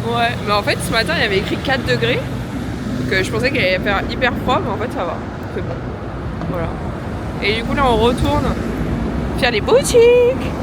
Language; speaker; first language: French; native; French